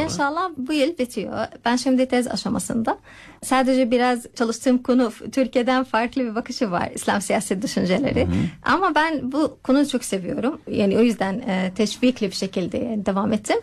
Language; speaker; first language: Turkish; non-native, fluent; Arabic